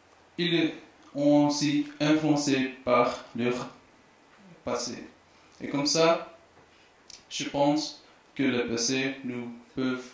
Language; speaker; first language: French; non-native, fluent; Dutch